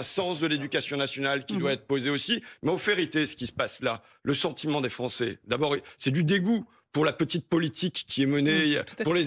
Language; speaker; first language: French; native; French